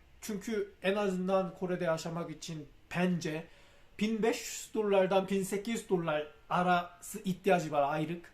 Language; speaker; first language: Turkish; non-native, fluent; Korean